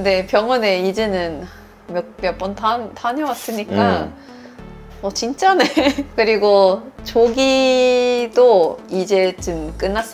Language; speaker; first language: Korean; non-native, fluent; Swedish